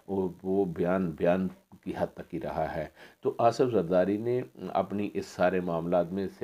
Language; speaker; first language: Urdu; native; Urdu